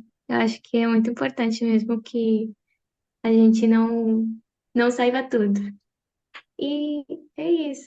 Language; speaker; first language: Portuguese; early bilingual, other home language; Spanish